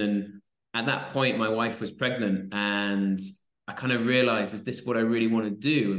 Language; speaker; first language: English; native; English